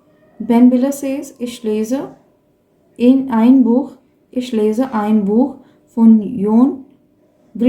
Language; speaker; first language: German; non-native, fluent; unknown